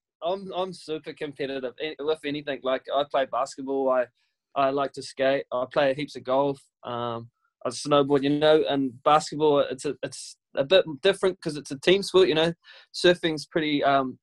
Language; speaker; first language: English; native; English